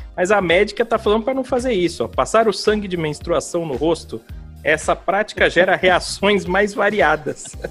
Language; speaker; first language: Portuguese; native; Portuguese